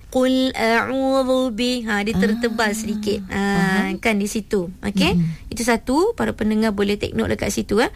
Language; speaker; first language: Malay; native; Malay